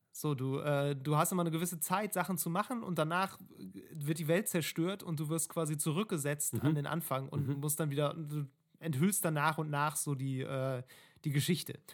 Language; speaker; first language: German; native; German